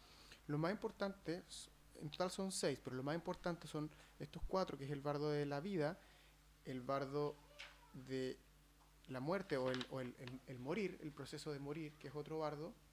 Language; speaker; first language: Spanish; native; Spanish